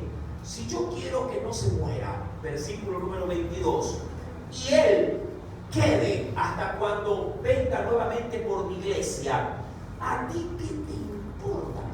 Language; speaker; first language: Spanish; native; Spanish